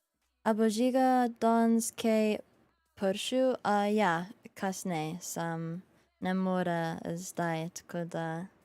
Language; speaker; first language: Slovenian; early bilingual, heritage; Slovenian